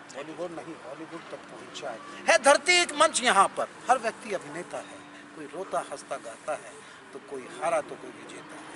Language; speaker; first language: Hindi; native; Hindi